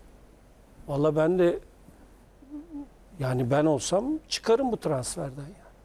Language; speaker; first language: Turkish; native; Turkish